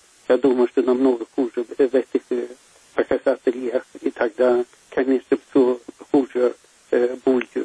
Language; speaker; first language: Russian; non-native, fluent; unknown